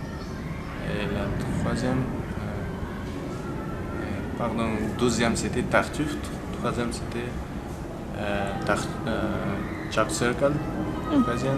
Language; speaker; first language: French; non-native, learner; Persian